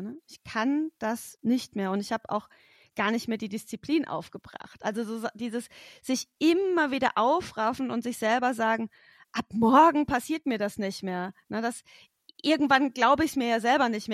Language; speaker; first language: German; native; German